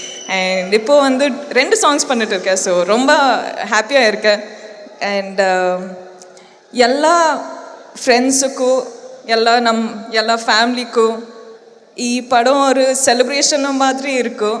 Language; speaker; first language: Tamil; non-native, learner; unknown